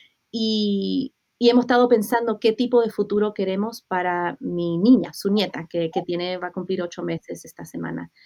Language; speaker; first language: Spanish; early bilingual, heritage; Spanish